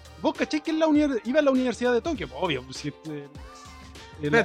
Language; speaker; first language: Spanish; native; Spanish